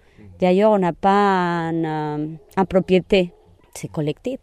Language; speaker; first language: French; non-native, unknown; Spanish